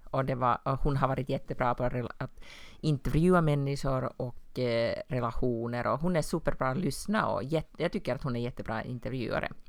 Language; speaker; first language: Swedish; native; Swedish